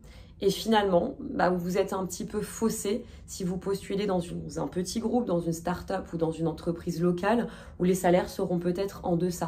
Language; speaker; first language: French; native; French